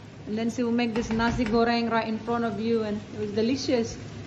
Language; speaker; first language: English; non-native, fluent; Batak Toba